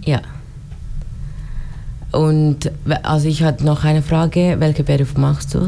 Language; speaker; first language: German; non-native, learner; Tamil